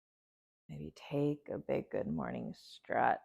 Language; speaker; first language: English; native; English